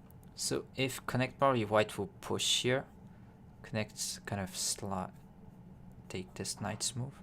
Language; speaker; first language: English; non-native, fluent; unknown